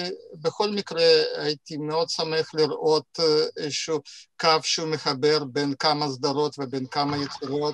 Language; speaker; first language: Hebrew; non-native, fluent; Russian